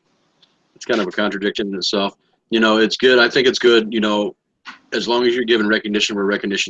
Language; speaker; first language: English; native; English